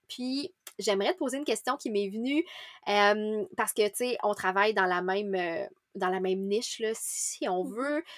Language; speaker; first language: French; native; French